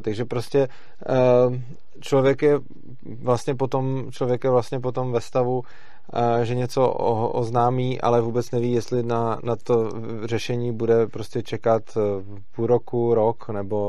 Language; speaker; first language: Czech; native; Czech